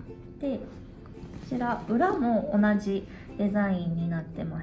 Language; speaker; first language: Japanese; native; Japanese